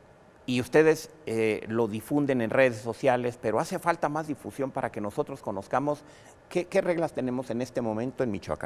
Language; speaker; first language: Spanish; native; Spanish